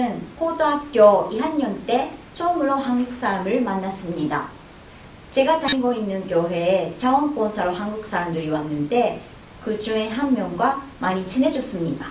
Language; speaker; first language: Korean; non-native, fluent; Japanese